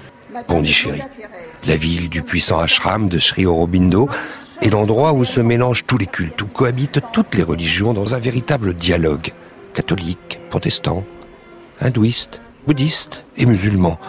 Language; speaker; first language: French; native; French